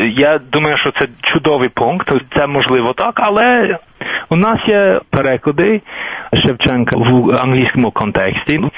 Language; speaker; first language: Ukrainian; non-native, fluent; English